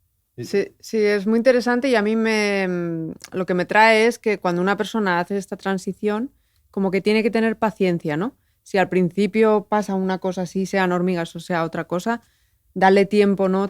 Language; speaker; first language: Spanish; native; Spanish